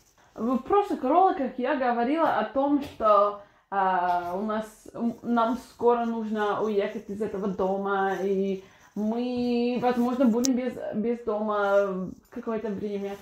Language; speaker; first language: Russian; non-native, fluent; English